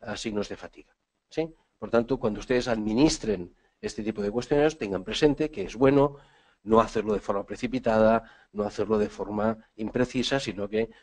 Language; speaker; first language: Spanish; native; Spanish